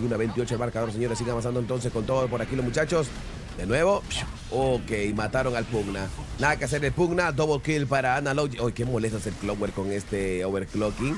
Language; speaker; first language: Spanish; native; Spanish